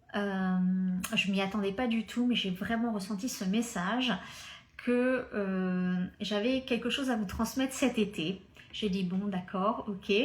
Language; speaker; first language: French; native; French